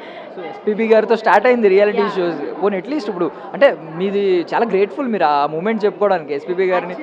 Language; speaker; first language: Telugu; native; Telugu